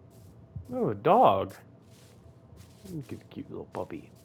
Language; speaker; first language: English; native; English